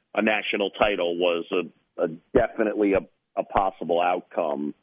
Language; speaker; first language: English; native; English